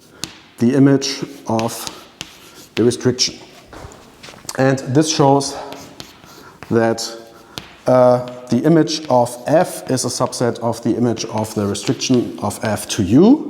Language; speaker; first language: English; non-native, fluent; German